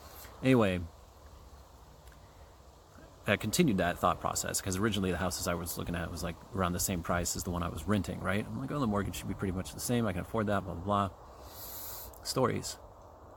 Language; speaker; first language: English; native; English